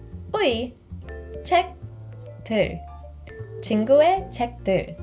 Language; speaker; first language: Korean; non-native, fluent; English